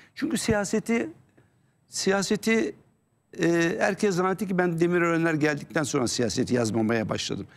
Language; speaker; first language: Turkish; native; Turkish